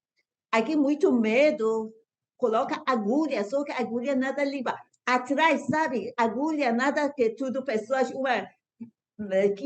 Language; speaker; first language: Portuguese; non-native, learner; Persian